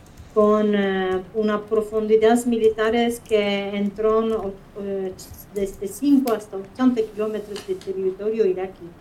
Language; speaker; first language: Spanish; non-native, fluent; Kurdish